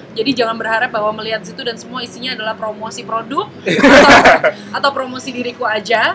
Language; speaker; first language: Indonesian; native; Indonesian